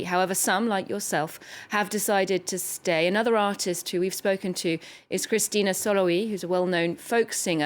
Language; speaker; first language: English; non-native, fluent; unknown